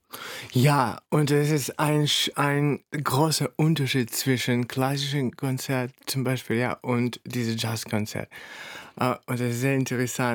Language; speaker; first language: German; non-native, fluent; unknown